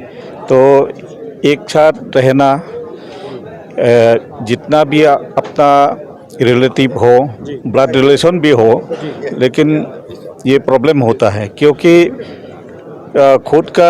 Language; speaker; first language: Hindi; non-native, local second language; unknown